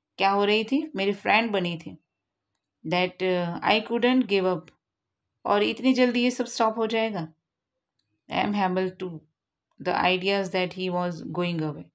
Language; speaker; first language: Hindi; non-native, local second language; Gujarati